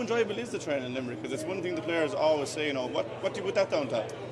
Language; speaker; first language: English; native; English